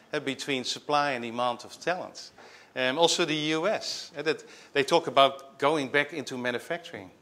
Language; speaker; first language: English; non-native, fluent; Dutch